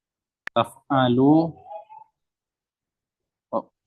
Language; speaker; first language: Arabic; non-native, fluent; Indonesian